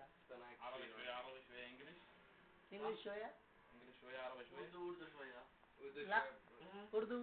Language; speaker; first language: Arabic; non-native, learner; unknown